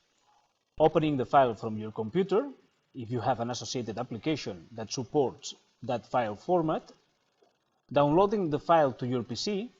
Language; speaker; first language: English; non-native, fluent; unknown